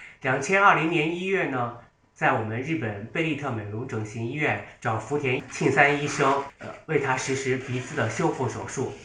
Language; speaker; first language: Chinese; native; Chinese